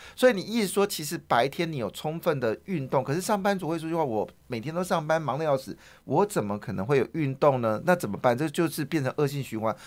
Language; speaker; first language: Chinese; native; Chinese